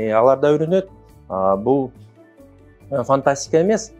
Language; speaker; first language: Kyrgyz; non-native, local second language; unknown